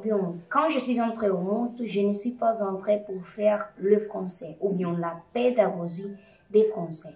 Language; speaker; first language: French; non-native, fluent; Portuguese